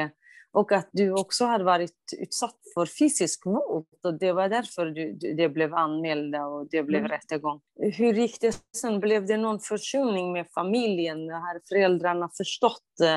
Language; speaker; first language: Swedish; non-native, fluent; Kurdish